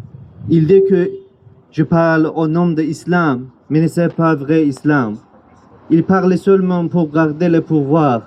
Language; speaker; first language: French; non-native, learner; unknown